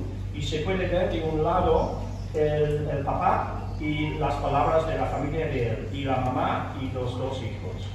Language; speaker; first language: Spanish; non-native, fluent; English